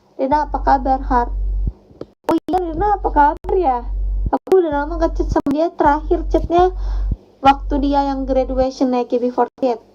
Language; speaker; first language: Indonesian; non-native, fluent; Japanese